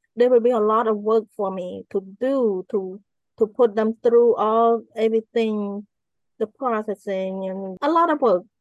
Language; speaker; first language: English; non-native, fluent; Khmer